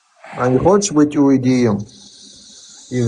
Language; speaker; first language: Russian; early bilingual, heritage; Chechen